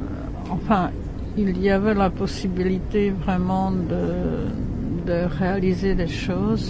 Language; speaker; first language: French; non-native, fluent; Czech